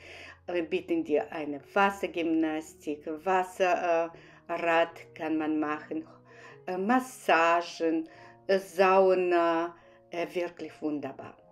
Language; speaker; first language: German; non-native, fluent; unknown